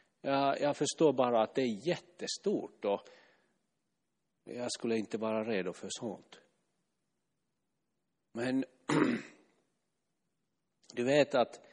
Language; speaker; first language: Swedish; non-native, fluent; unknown